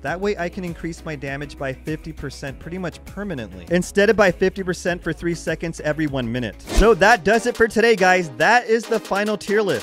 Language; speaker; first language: English; native; English